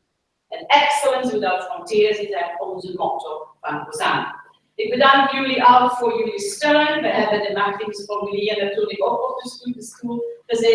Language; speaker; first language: Dutch; non-native, fluent; English